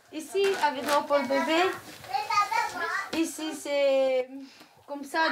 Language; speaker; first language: French; non-native, learner; Romanian